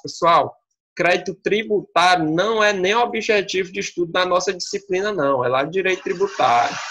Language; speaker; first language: Portuguese; native; Portuguese